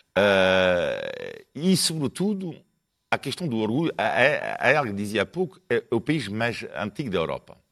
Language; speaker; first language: Portuguese; non-native, fluent; French